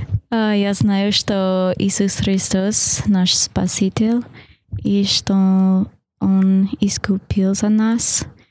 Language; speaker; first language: Russian; non-native, learner; English